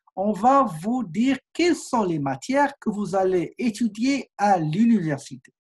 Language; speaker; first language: French; non-native, local second language; Arabic